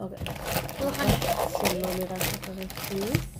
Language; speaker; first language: Hebrew; native; Hebrew